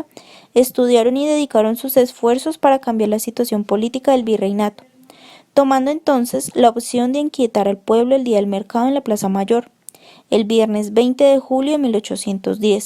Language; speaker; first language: Spanish; native; Spanish